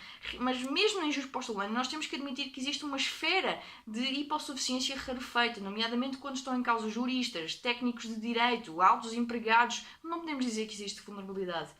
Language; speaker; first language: Portuguese; native; Portuguese